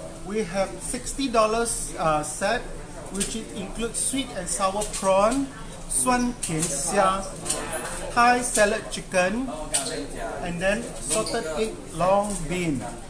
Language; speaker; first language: English; non-native, local second language; Chinese